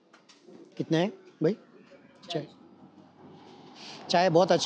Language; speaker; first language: Hindi; non-native, fluent; Bangla